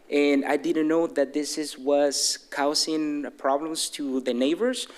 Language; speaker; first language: English; non-native, fluent; Spanish